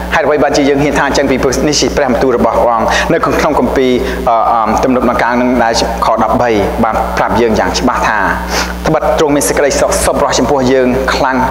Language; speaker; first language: Khmer; native; Khmer